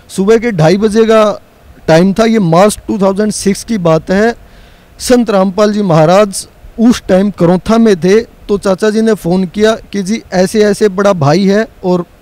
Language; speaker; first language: Hindi; native; Hindi